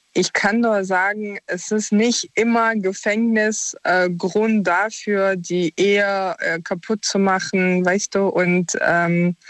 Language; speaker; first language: German; early bilingual, other home language; Ukrainian